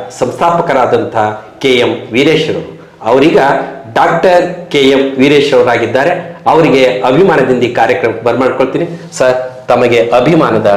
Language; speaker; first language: Kannada; native; Kannada